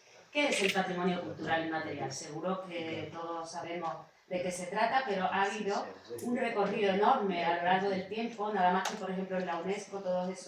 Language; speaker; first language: Spanish; native; Spanish